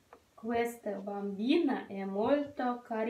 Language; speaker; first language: Italian; non-native, learner; Russian